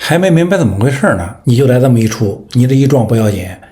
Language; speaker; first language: Chinese; native; Chinese